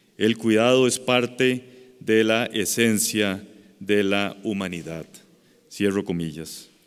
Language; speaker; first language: Spanish; native; Spanish